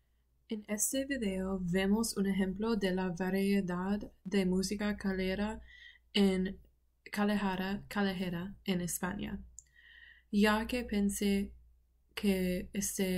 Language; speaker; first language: Spanish; non-native, learner; English